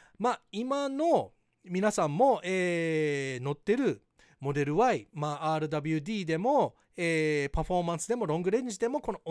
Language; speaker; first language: Japanese; early bilingual, heritage; Japanese